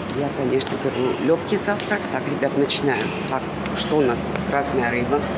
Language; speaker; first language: Russian; native; Russian